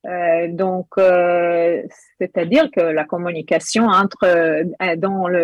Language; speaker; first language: French; non-native, learner; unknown